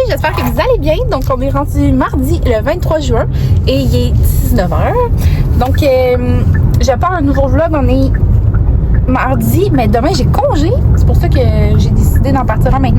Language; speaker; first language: French; native; French